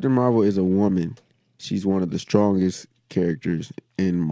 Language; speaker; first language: English; native; English